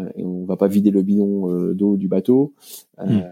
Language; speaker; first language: French; native; French